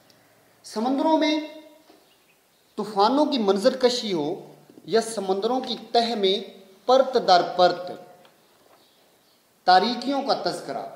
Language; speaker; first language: Urdu; native; Urdu